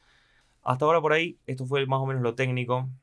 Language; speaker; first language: Spanish; native; Spanish